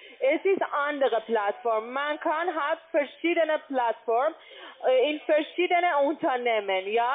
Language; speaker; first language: German; non-native, learner; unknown